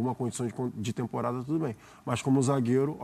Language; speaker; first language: Portuguese; native; Portuguese